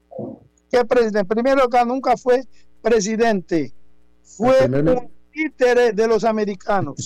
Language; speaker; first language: Spanish; non-native, fluent; Haitian Creole